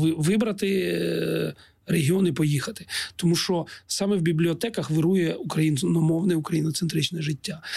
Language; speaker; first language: Ukrainian; non-native, local second language; Russian